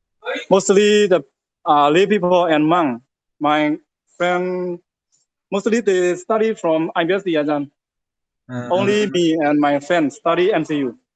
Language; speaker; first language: English; non-native, learner; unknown